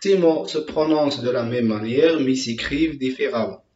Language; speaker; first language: French; non-native, local second language; Arabic